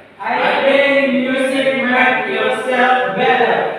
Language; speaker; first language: English; non-native, learner; Indonesian